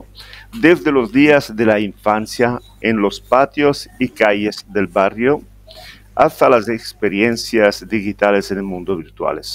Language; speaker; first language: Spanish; non-native, fluent; Italian